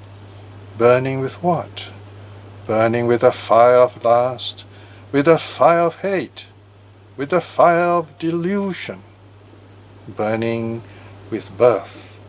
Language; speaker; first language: English; native; English